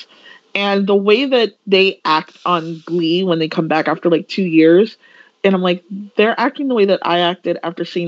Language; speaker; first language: English; native; English